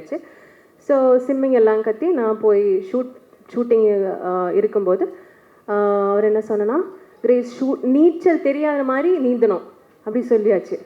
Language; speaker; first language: Tamil; non-native, learner; Malayalam